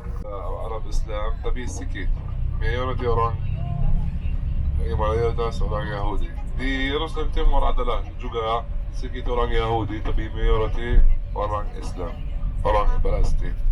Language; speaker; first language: Indonesian; non-native, fluent; Arabic